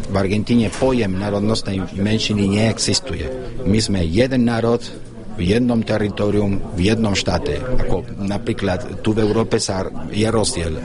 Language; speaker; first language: Slovak; non-native, fluent; Spanish